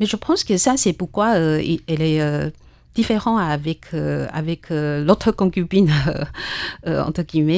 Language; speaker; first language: French; non-native, learner; Chinese